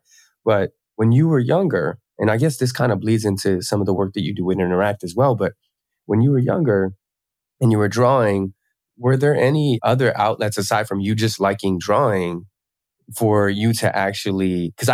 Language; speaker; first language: English; native; English